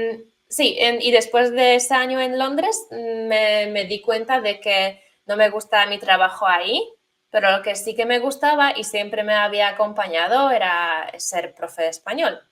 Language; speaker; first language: Spanish; non-native, fluent; Polish